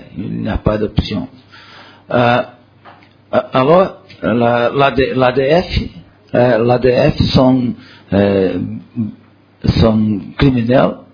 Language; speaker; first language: French; non-native, learner; Portuguese